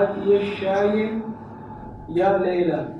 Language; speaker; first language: Arabic; non-native, learner; Urdu